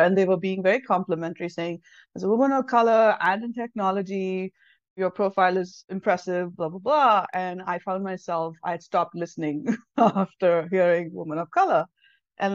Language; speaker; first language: English; non-native, local second language; Tamil